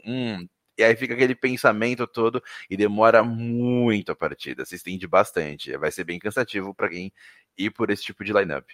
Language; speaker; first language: Portuguese; native; Portuguese